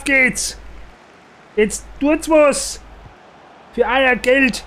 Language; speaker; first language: German; native; German